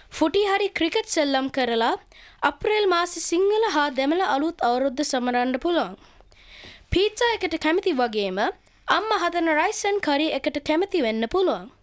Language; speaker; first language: Sinhala; early bilingual, heritage; Sinhala